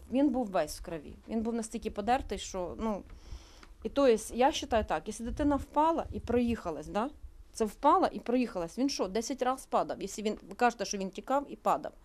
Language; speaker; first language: Ukrainian; native; Ukrainian